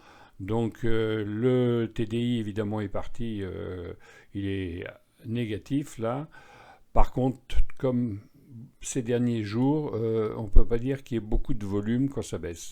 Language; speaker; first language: French; native; French